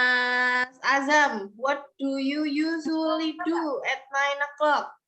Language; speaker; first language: English; non-native, learner; Indonesian